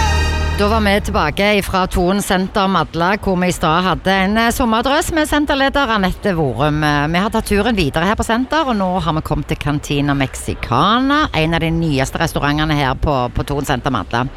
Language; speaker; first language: Norwegian; native; Norwegian